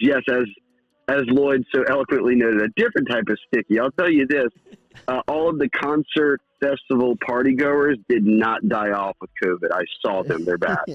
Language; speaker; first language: English; native; English